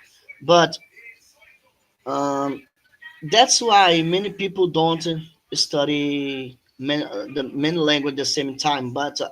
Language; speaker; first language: English; non-native, fluent; Portuguese